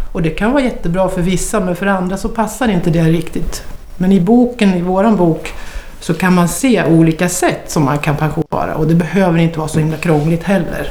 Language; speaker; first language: Swedish; native; Swedish